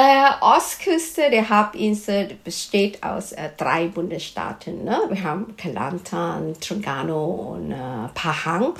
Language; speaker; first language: German; non-native, fluent; Malay